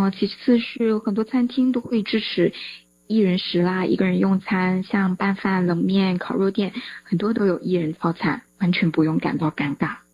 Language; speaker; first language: Chinese; native; Chinese